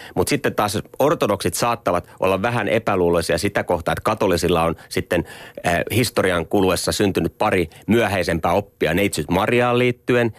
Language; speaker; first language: Finnish; native; Finnish